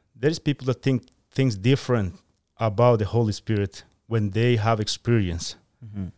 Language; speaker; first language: English; non-native, fluent; Spanish